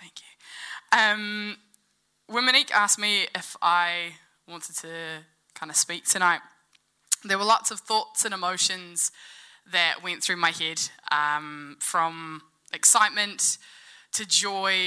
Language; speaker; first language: English; native; English